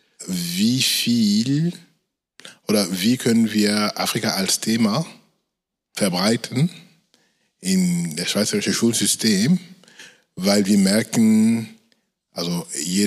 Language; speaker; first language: German; non-native, fluent; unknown